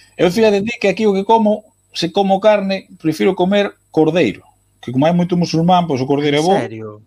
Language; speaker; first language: Galician; native; Galician